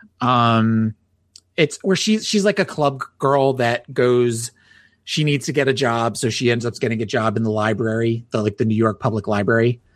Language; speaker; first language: English; native; English